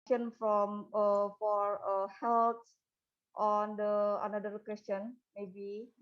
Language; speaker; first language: English; non-native, learner; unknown